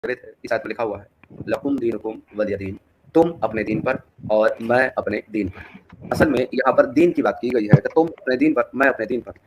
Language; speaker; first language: Urdu; native; Urdu